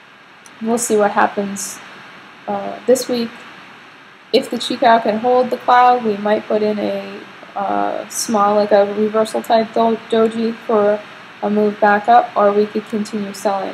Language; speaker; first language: English; native; English